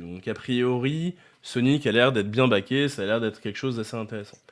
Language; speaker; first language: French; native; French